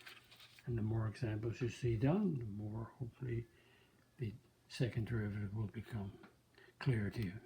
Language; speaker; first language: English; native; English